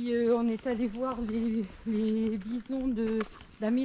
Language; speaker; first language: French; native; French